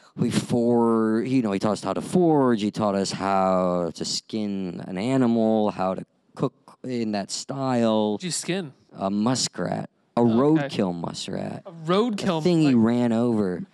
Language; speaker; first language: English; native; English